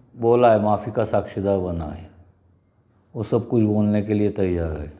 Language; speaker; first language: Hindi; non-native, local second language; Marathi